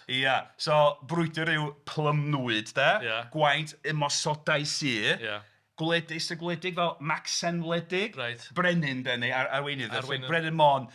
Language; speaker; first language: Welsh; native; Welsh